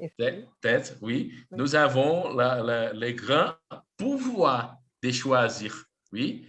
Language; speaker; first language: French; non-native, learner; Portuguese